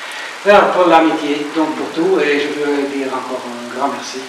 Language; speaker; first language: French; non-native, fluent; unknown